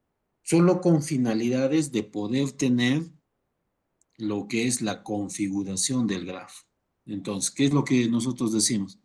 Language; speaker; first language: Spanish; native; Spanish